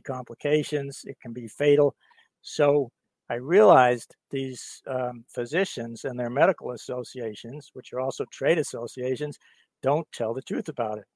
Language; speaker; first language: English; native; English